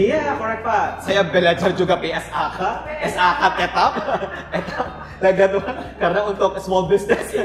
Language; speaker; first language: Indonesian; non-native, learner; Filipino